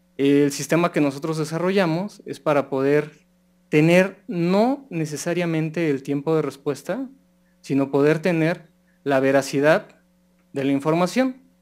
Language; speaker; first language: Spanish; native; Spanish